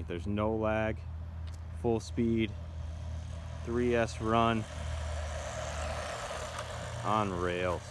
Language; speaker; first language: English; native; English